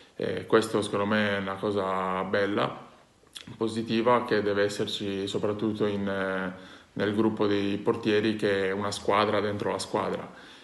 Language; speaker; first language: Italian; native; Italian